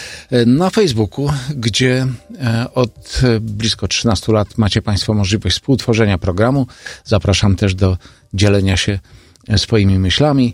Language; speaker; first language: Polish; native; Polish